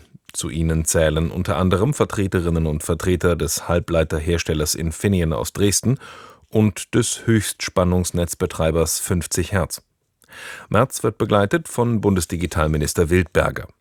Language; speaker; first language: German; native; German